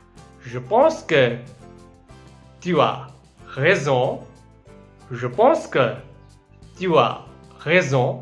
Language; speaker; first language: French; non-native, fluent; Hindi